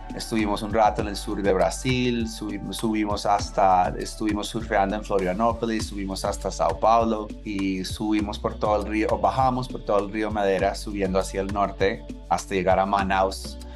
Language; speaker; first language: Spanish; non-native, fluent; English